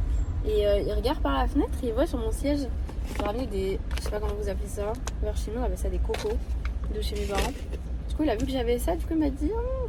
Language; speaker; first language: French; native; French